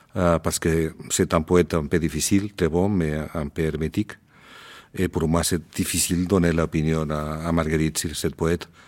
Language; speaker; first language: French; non-native, learner; Spanish